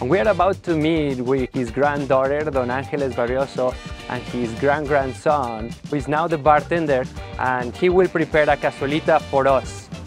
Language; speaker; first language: English; non-native, fluent; Spanish